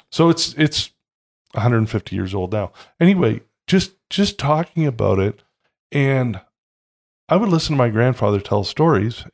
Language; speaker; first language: English; native; English